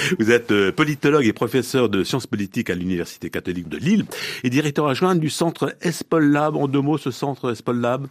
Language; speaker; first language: French; native; French